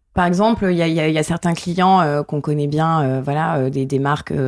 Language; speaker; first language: French; native; French